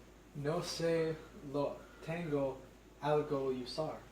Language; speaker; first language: Spanish; non-native, learner; English